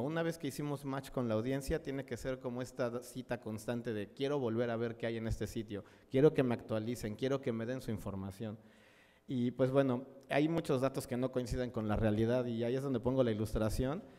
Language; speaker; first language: Spanish; native; Spanish